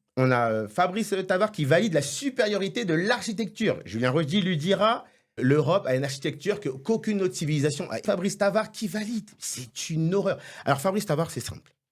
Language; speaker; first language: French; non-native, local second language; Haitian Creole